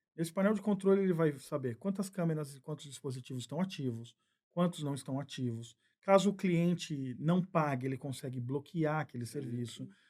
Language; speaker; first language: Portuguese; native; Portuguese